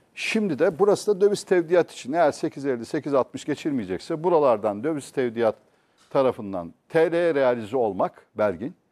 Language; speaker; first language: Turkish; native; Turkish